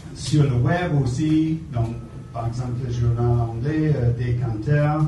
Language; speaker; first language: French; non-native, fluent; English